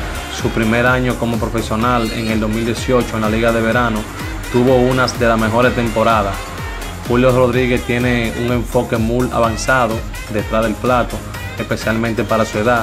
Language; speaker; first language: Spanish; native; Spanish